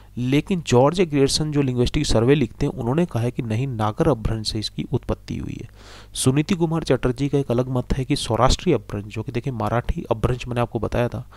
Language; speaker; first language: Hindi; native; Hindi